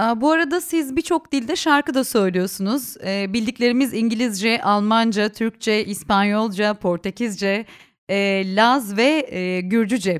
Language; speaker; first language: Turkish; native; Turkish